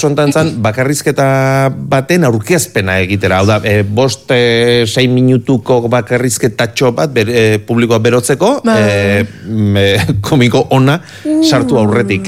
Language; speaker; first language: Basque; native; Basque